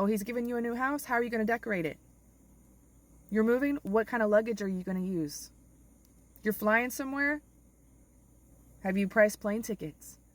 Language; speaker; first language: English; native; English